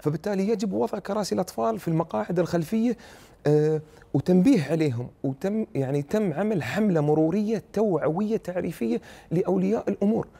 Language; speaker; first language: Arabic; native; Arabic